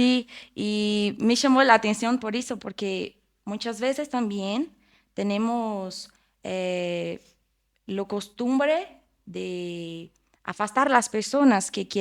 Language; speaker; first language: Spanish; non-native, fluent; Portuguese